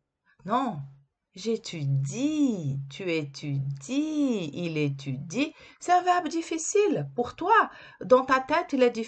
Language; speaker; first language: French; non-native, fluent; Portuguese